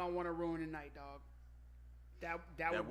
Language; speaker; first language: English; native; English